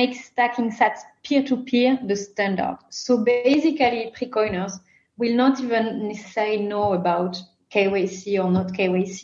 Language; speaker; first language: English; non-native, fluent; French